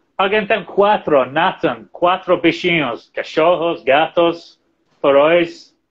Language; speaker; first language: Portuguese; non-native, learner; English